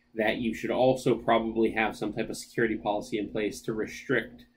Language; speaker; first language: English; native; English